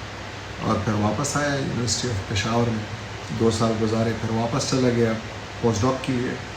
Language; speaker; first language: Hindi; non-native, local second language; Pashto